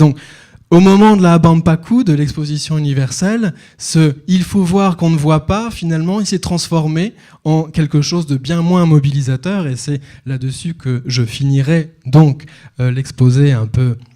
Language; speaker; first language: French; native; French